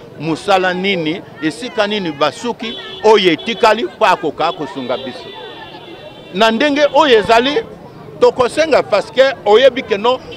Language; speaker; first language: Lingala; native; Lingala